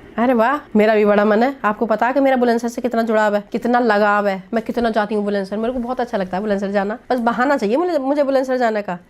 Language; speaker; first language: Hindi; native; Hindi